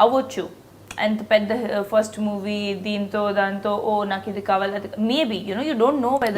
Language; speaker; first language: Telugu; non-native, local second language; Hindi